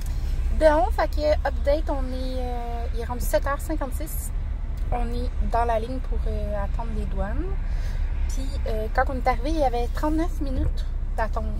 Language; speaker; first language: French; native; French